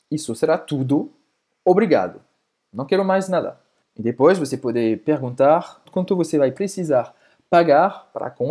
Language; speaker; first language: Portuguese; non-native, fluent; French